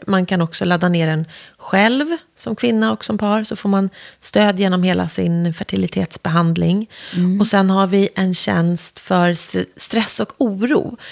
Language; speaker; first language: Swedish; native; Swedish